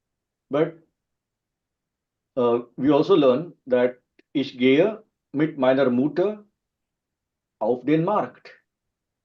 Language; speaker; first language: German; non-native, fluent; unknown